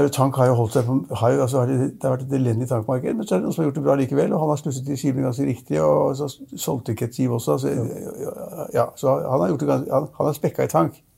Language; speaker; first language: Norwegian; native; Norwegian